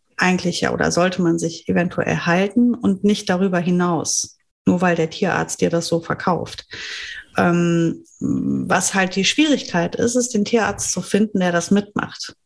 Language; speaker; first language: German; non-native, fluent; French